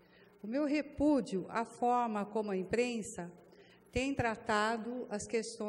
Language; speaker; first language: Portuguese; native; Portuguese